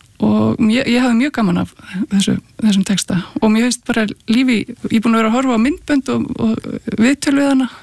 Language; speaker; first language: Icelandic; native; Icelandic